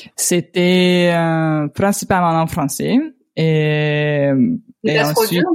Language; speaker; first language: French; non-native, fluent; Hungarian